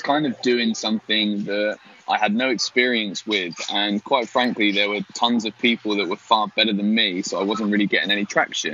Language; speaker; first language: English; native; English